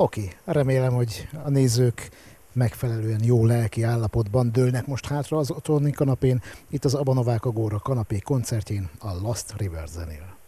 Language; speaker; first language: Hungarian; native; Hungarian